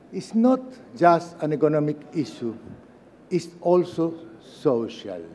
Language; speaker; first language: English; non-native, learner; Spanish